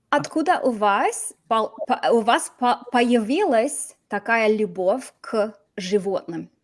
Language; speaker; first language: Russian; non-native, fluent; English